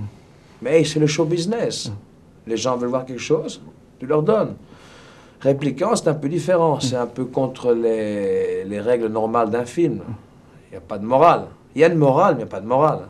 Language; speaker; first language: French; native; French